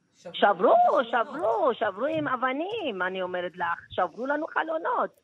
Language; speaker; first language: Hebrew; early bilingual, other home language; Persian